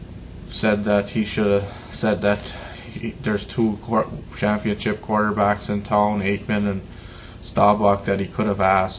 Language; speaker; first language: English; native; English